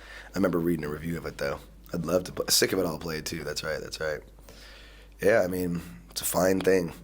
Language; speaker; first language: English; native; English